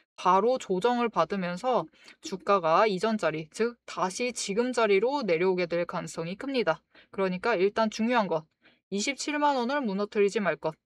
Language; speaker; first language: Korean; native; Korean